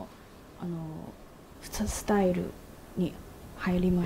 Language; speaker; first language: Japanese; non-native, learner; Chinese